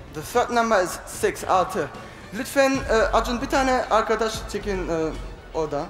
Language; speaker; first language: Turkish; non-native, learner; German